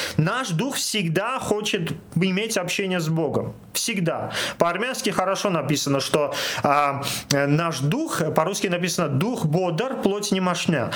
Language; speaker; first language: Russian; non-native, local second language; Armenian